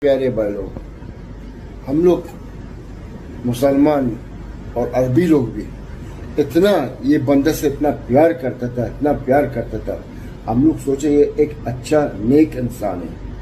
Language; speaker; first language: Hindi; non-native, learner; Arabic